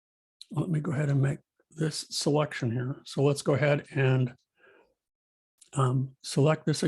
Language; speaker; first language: English; native; English